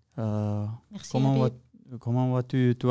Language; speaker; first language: French; non-native, learner; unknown